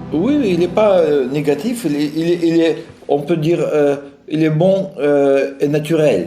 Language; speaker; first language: French; non-native, fluent; Russian